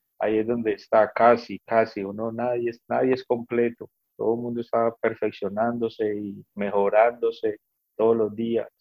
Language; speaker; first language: Spanish; native; Spanish